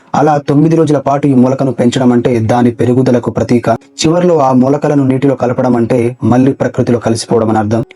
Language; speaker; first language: Telugu; non-native, local second language; Lambadi